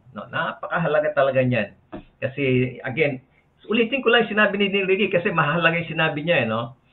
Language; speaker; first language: Filipino; native; Filipino